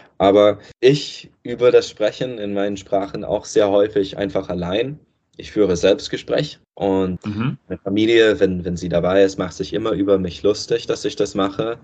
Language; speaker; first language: German; non-native, fluent; English